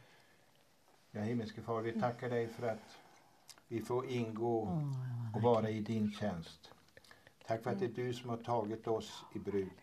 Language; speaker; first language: Swedish; native; Swedish